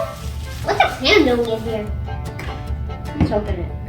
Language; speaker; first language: English; native; English